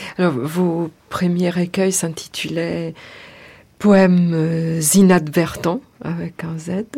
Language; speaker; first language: French; native; French